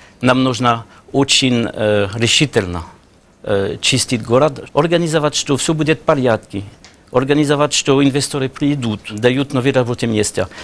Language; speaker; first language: Russian; non-native, learner; French